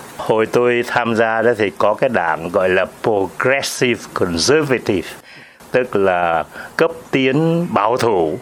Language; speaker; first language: Vietnamese; native; Vietnamese